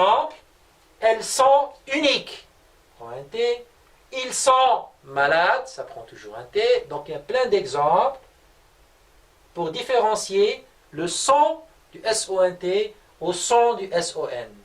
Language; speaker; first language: French; non-native, local second language; Arabic